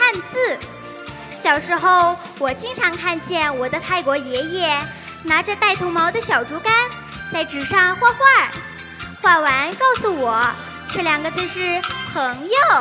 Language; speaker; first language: Chinese; non-native, fluent; Thai